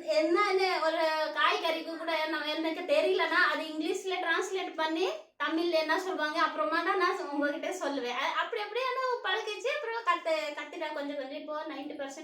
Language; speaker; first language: Tamil; non-native, local second language; Odia